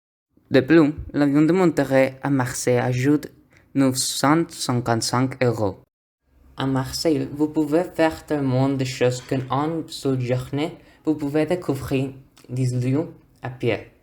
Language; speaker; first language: French; non-native, learner; Spanish